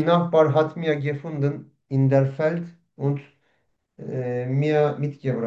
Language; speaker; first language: German; non-native, learner; Turkish